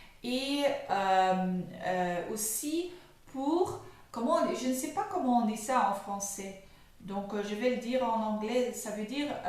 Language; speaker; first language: French; non-native, fluent; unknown